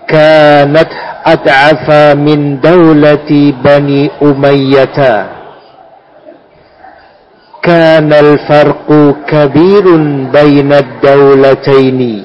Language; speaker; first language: Arabic; non-native, fluent; Indonesian